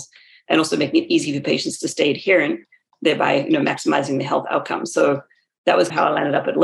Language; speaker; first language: English; native; English